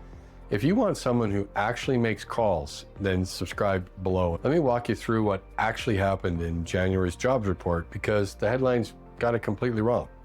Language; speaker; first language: English; native; English